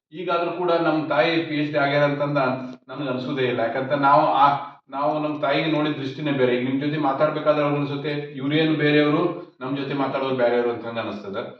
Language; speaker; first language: Kannada; native; Kannada